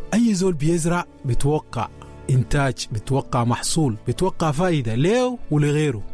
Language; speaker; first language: Arabic; native; Arabic